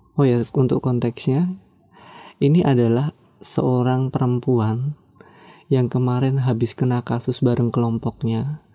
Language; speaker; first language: Indonesian; non-native, local second language; Javanese